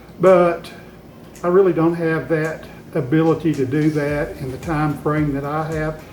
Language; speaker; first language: English; native; English